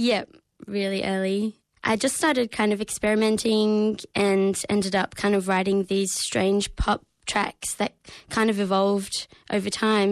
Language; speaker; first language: English; native; English